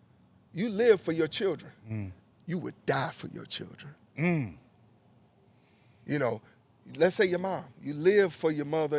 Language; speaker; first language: English; native; English